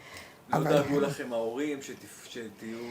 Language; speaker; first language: Hebrew; native; Hebrew